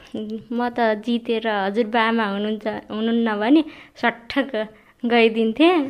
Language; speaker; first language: Nepali; native; Nepali